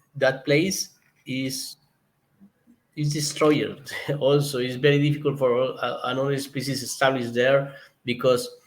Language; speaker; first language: English; non-native, learner; Spanish